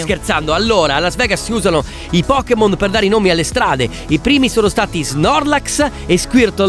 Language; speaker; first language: Italian; native; Italian